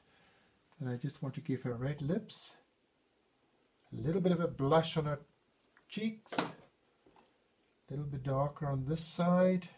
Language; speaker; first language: English; non-native, fluent; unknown